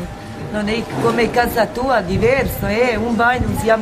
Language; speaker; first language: Italian; non-native, learner; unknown